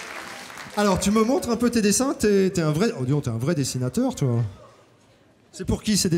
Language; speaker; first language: French; native; French